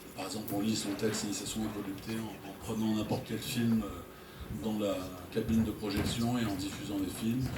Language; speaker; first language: French; native; French